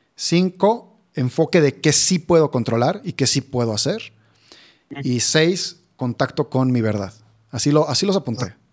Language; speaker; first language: Spanish; native; Spanish